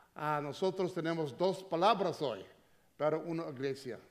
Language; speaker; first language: Spanish; non-native, learner; English